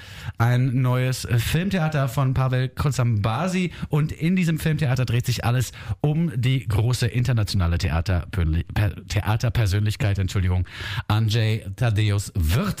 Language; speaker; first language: German; native; German